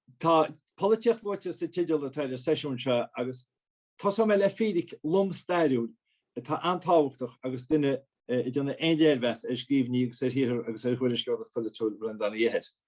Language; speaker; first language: Irish; native; Irish